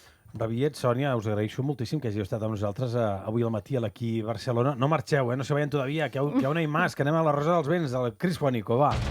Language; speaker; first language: Catalan; native; Catalan